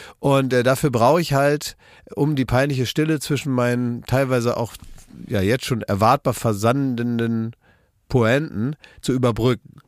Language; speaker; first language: German; native; German